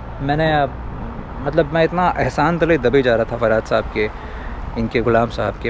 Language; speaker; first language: Hindi; native; Hindi